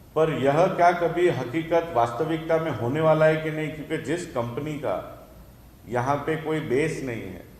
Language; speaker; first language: Hindi; non-native, local second language; Marathi